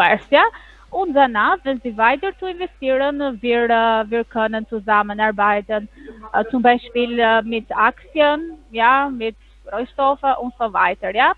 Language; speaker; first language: German; non-native, learner; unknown